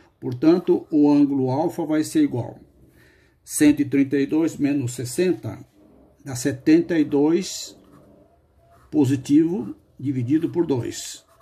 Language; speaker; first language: Portuguese; native; Portuguese